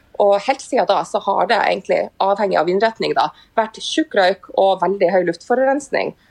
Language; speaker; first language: Norwegian; native; Norwegian